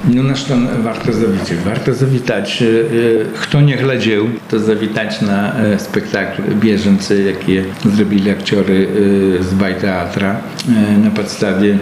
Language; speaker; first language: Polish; non-native, local second language; Belarusian